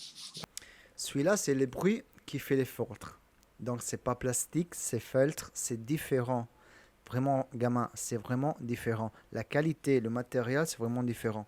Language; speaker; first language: French; non-native, learner; Italian